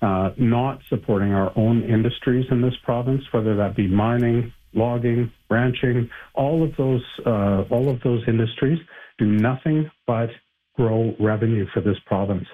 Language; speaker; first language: English; native; English